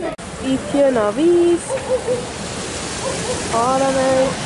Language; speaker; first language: Hungarian; early bilingual, heritage; Hungarian